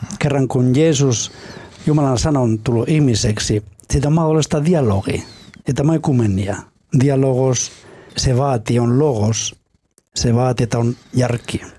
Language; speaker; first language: Finnish; non-native, fluent; Spanish